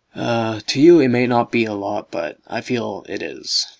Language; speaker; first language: English; native; English